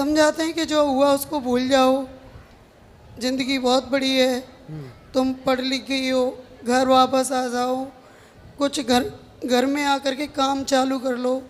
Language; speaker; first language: Hindi; native; Hindi